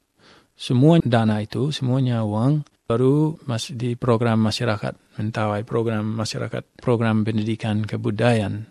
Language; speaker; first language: Indonesian; non-native, fluent; English